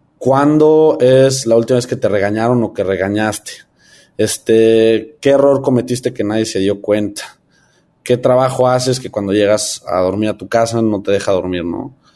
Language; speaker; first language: Spanish; early bilingual, heritage; Spanish